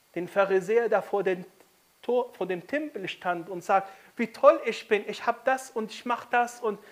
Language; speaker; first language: German; non-native, fluent; Arabic